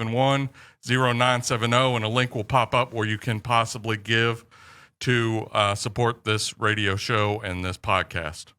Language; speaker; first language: English; native; English